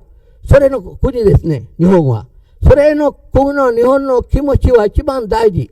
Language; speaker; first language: Japanese; non-native, learner; Sinhala